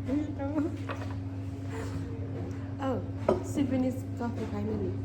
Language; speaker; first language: English; non-native, learner; Tibetan